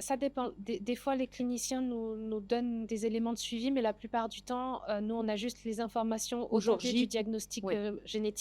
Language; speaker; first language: French; native; French